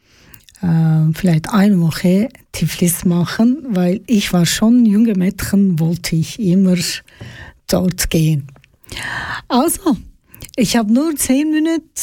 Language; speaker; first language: German; non-native, learner; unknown